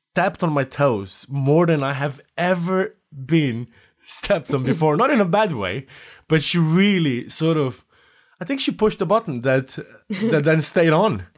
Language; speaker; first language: English; non-native, fluent; Slovenian